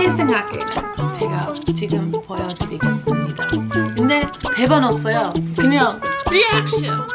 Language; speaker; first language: Korean; non-native, fluent; English